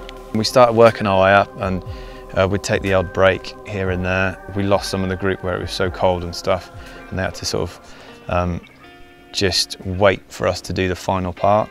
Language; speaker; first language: English; native; English